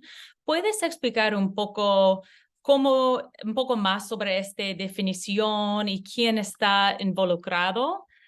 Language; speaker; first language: Spanish; non-native, learner; English